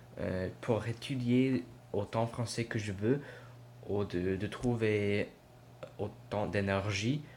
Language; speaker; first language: French; non-native, learner; English